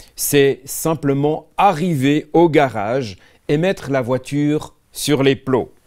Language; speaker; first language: French; native; French